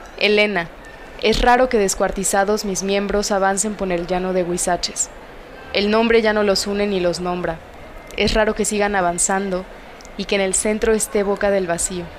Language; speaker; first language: Spanish; native; Spanish